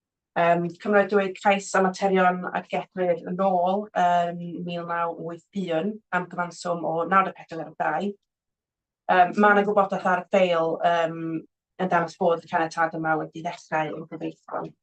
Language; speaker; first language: Welsh; native; Welsh